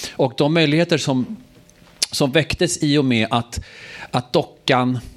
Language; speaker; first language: Swedish; native; Swedish